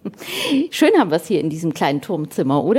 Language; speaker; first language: German; native; German